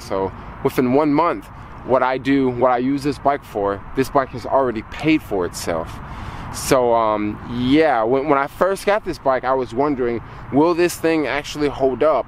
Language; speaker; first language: English; native; English